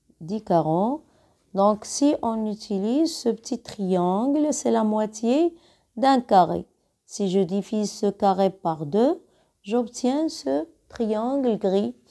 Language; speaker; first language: French; non-native, local second language; Arabic